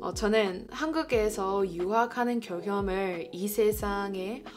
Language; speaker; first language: Korean; non-native, fluent; English